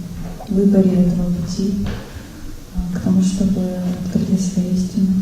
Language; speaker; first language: Russian; native; Russian